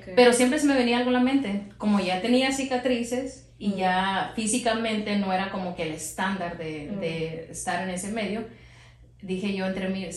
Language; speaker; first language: Spanish; early bilingual, heritage; Spanish